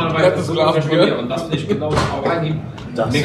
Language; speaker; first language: German; native; German